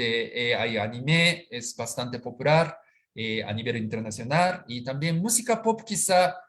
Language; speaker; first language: Spanish; non-native, fluent; Japanese